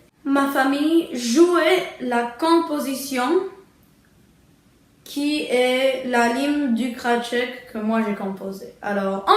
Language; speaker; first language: French; early bilingual, other home language; Czech